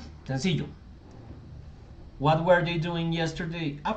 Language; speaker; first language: English; non-native, fluent; Spanish